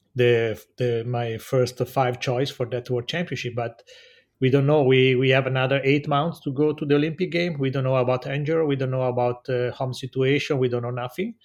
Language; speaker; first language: English; non-native, learner; Italian